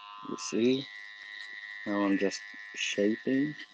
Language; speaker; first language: English; non-native, fluent; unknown